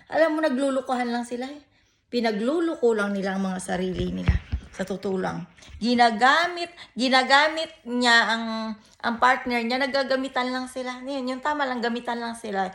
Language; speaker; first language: Filipino; native; Filipino